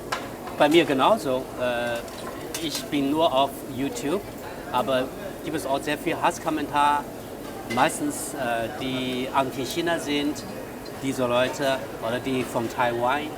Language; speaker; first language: German; non-native, fluent; Chinese